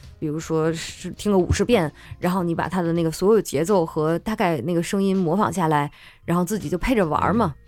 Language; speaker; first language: Chinese; native; Chinese